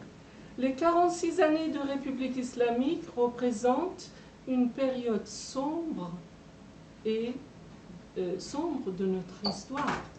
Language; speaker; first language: French; non-native, fluent; Persian